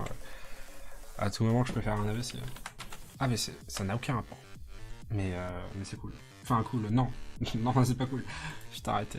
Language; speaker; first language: French; native; French